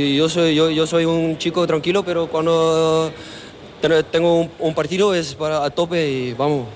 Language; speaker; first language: Spanish; non-native, learner; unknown